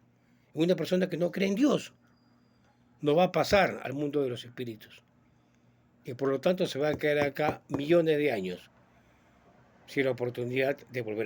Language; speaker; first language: Spanish; native; Spanish